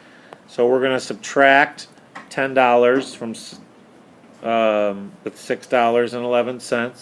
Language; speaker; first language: English; native; English